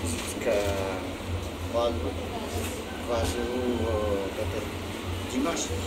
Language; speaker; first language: French; non-native, local second language; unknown